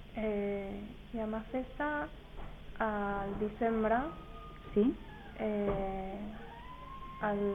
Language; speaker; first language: Catalan; non-native, learner; Spanish